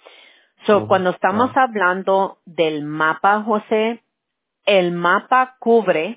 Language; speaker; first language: Spanish; early bilingual, heritage; Spanish